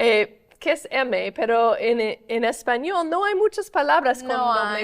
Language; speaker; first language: Spanish; non-native, fluent; English